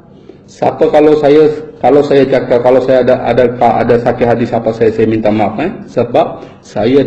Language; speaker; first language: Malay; non-native, fluent; Bangla